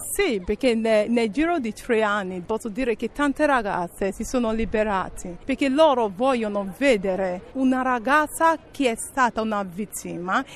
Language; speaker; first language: Italian; non-native, fluent; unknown